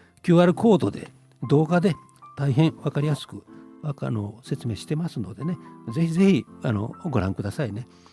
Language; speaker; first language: Japanese; native; Japanese